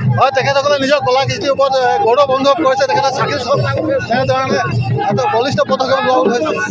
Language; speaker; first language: Assamese; native; Assamese